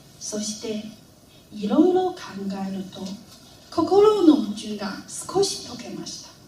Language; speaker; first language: Japanese; non-native, fluent; Vietnamese